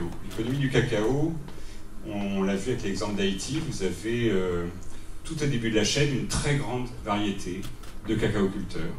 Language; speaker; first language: French; native; French